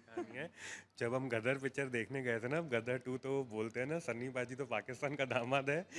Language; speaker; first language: Hindi; non-native, local second language; Gujarati